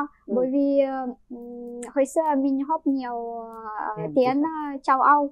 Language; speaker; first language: Vietnamese; non-native, fluent; Ukrainian